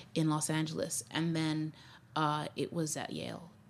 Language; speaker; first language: English; native; English